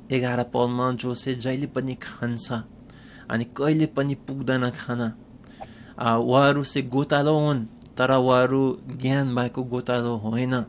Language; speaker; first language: Nepali; non-native, fluent; English